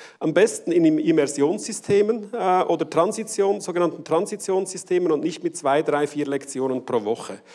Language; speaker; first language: German; native; German